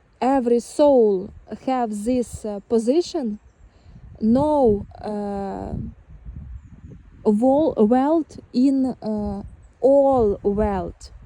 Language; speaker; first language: English; non-native, learner; Ukrainian